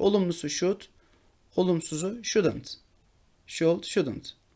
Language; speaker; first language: English; non-native, fluent; Turkish